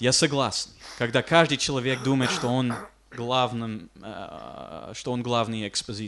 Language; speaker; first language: Russian; non-native, fluent; English